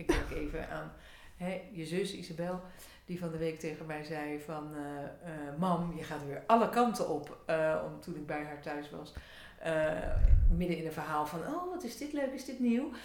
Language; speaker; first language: Dutch; native; Dutch